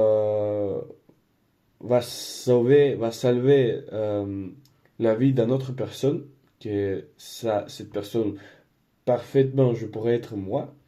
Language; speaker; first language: French; non-native, learner; Spanish